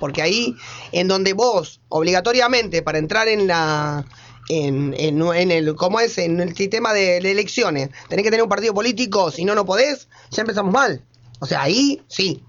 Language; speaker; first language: Spanish; native; Spanish